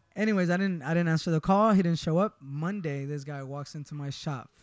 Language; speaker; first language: English; early bilingual, other home language; Spanish